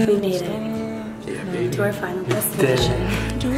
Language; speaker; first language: English; native; English